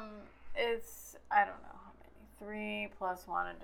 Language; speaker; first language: English; native; English